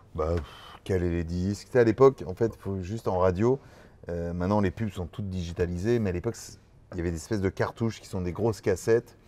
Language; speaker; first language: French; native; French